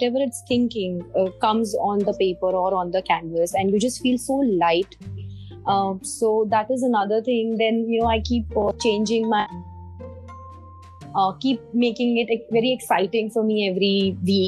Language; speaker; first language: English; non-native, local second language; Hindi